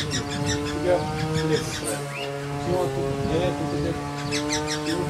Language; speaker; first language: Bulgarian; non-native, learner; Russian